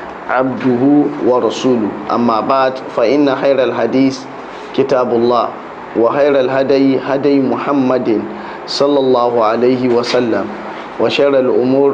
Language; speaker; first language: Arabic; non-native, fluent; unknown